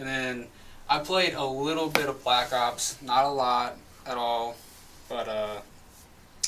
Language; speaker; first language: English; native; English